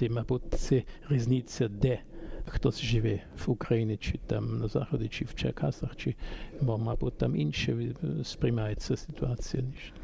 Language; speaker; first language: Ukrainian; non-native, fluent; German